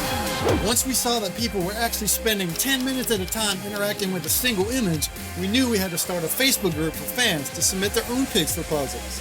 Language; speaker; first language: English; native; English